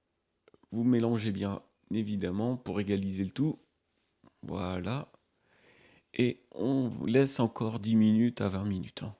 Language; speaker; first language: French; native; French